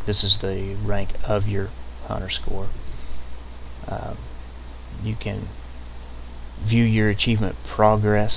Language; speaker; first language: English; native; English